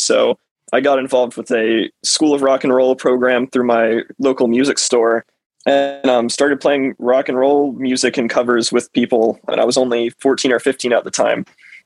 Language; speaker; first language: English; native; English